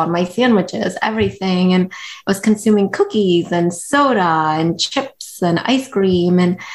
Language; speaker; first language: English; early bilingual, other home language; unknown